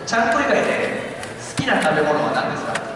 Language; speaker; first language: Japanese; native; Japanese